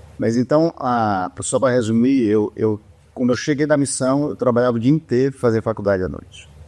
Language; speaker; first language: Portuguese; native; Portuguese